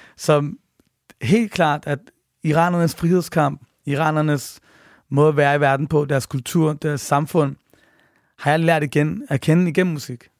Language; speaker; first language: Danish; early bilingual, other home language; Persian